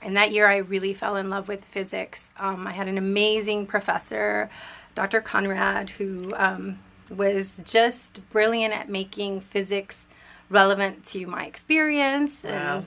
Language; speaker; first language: English; early bilingual, other home language; Spanish